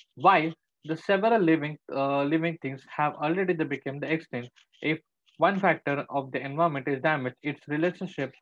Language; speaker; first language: English; non-native, local second language; Marathi